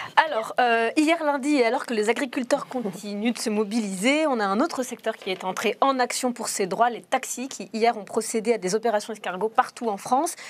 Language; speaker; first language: French; native; French